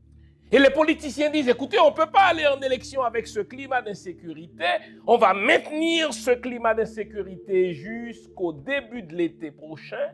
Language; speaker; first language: French; non-native, local second language; Haitian Creole